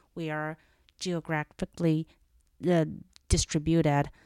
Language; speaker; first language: English; non-native, fluent; Chinese